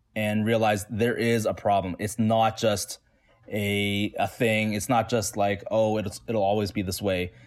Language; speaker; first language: English; native; English